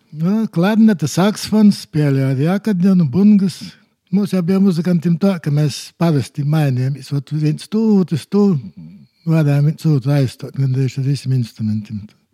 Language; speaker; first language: Latvian; native; Latvian